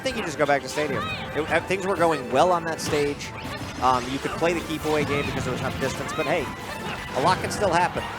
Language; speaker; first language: English; native; English